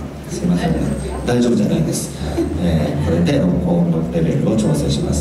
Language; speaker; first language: Japanese; native; Japanese